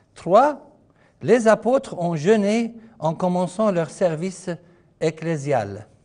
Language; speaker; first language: French; non-native, fluent; Arabic